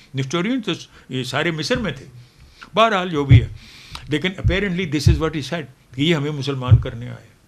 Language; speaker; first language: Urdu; non-native, local second language; Punjabi